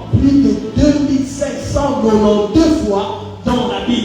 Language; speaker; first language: French; non-native, local second language; Lingala